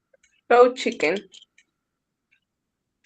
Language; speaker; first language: English; non-native, learner; Spanish